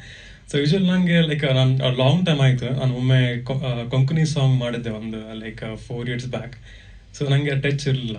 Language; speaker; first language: Kannada; non-native, local second language; Konkani